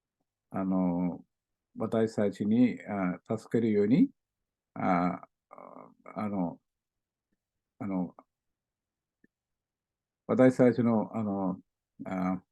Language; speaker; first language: Japanese; non-native, learner; Malayalam